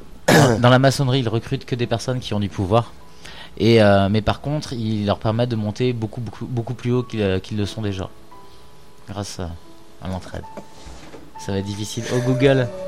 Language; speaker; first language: French; native; French